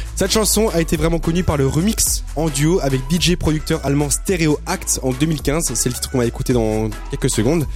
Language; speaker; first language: French; native; French